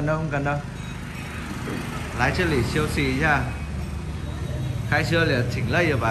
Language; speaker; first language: Chinese; non-native, fluent; Vietnamese